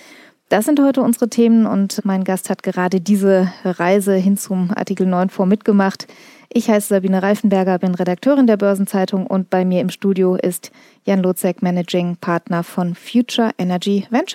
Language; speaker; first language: German; native; German